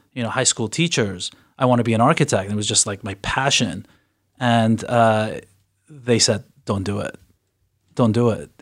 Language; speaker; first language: English; early bilingual, other home language; Persian